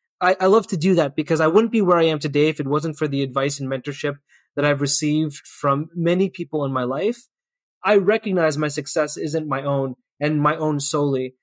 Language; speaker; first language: English; early bilingual, other home language; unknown